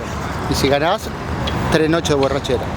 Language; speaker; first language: Spanish; native; Spanish